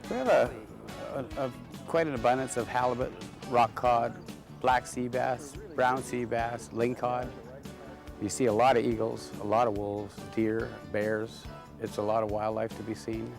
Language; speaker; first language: English; native; English